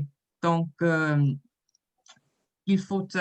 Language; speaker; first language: French; non-native, learner; English